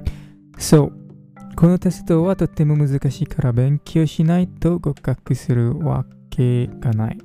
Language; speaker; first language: Japanese; non-native, fluent; English